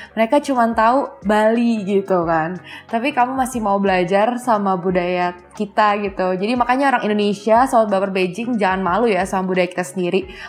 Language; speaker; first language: Indonesian; native; Indonesian